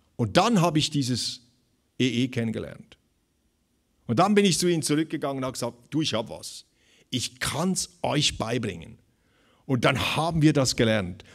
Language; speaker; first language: German; native; German